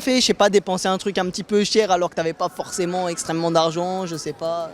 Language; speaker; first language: French; native; French